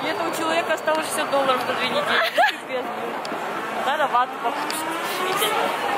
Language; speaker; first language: Russian; native; Russian